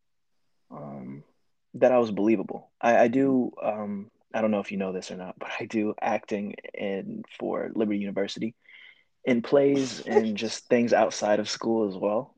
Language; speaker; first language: English; native; English